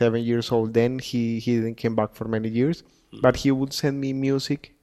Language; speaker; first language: English; non-native, fluent; Spanish